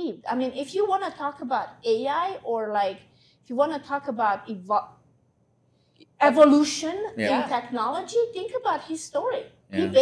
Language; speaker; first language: English; non-native, fluent; Hungarian